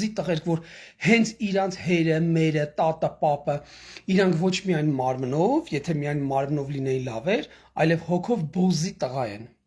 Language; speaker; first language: Armenian; native; Armenian